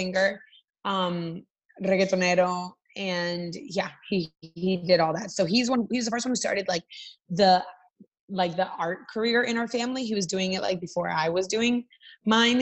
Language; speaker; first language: English; early bilingual, other home language; Spanish